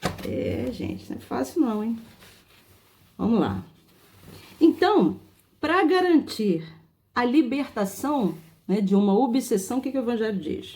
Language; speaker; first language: Portuguese; native; Portuguese